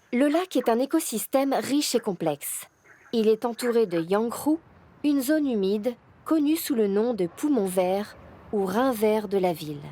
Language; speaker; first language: French; native; French